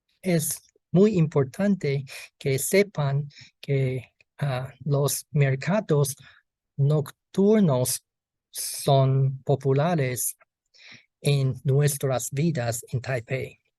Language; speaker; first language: Spanish; non-native, learner; Chinese